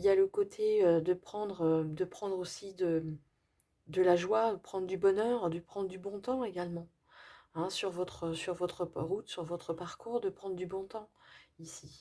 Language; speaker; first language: French; native; French